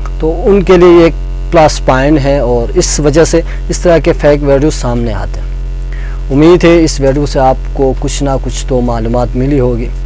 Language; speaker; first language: Urdu; non-native, local second language; Khowar